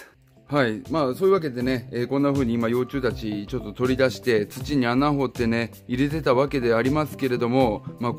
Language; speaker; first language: Japanese; native; Japanese